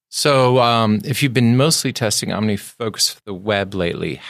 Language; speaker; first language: English; native; English